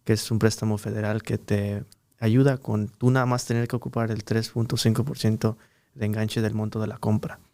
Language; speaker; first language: Spanish; early bilingual, heritage; Spanish